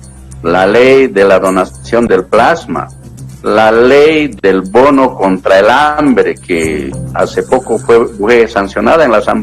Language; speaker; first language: Spanish; native; Spanish